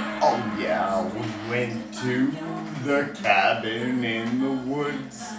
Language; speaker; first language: English; native; English